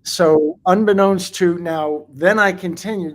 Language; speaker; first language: English; native; English